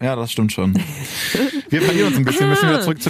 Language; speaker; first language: German; native; German